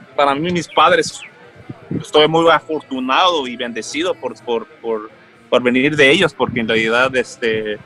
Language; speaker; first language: Spanish; early bilingual, heritage; Spanish